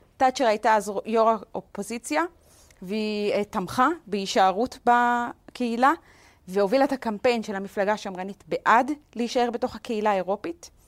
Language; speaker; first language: Hebrew; native; Hebrew